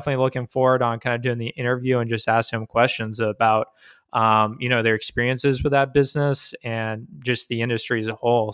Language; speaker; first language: English; native; English